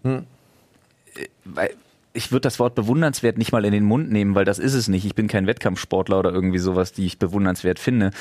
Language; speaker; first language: German; native; German